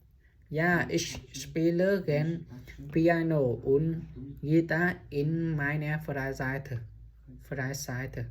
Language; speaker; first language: German; non-native, learner; Vietnamese